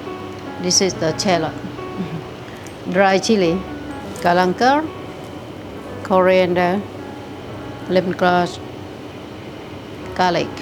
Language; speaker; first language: English; non-native, learner; Thai